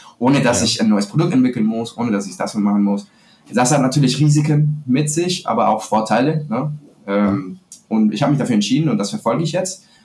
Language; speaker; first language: German; non-native, fluent; Spanish